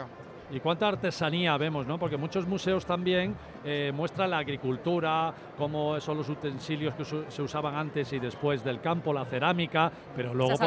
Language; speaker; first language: Spanish; native; Spanish